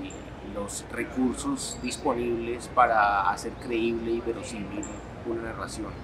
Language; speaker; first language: Spanish; native; Spanish